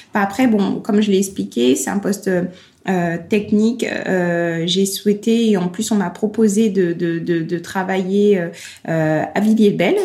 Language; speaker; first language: French; native; French